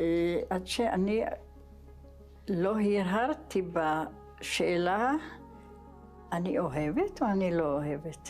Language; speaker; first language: Hebrew; non-native, fluent; Czech